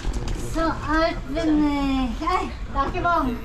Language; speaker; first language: German; non-native, fluent; Filipino